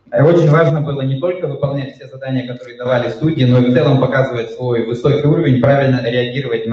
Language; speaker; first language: Russian; native; Russian